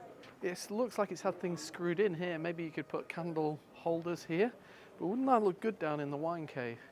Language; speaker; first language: English; native; English